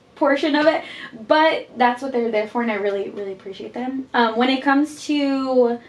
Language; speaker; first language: English; early bilingual, heritage; Spanish